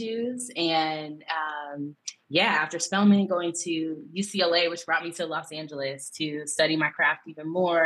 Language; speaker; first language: English; native; English